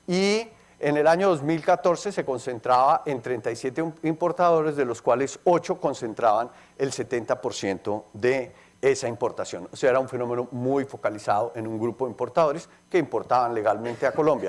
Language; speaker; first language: Spanish; native; Spanish